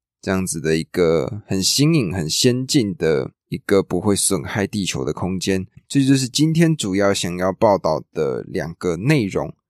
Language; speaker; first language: Chinese; native; Chinese